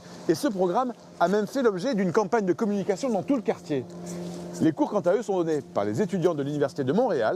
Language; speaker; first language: French; native; French